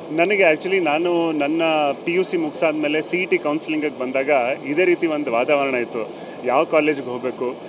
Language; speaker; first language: Kannada; native; Kannada